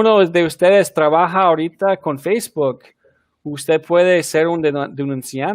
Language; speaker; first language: Spanish; non-native, fluent; English